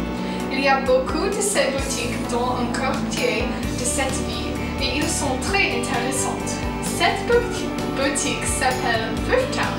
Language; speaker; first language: French; non-native, learner; English